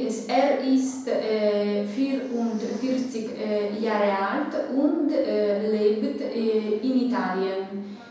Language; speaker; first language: German; non-native, learner; Ukrainian